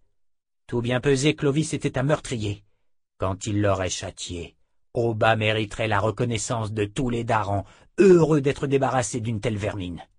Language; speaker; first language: French; native; French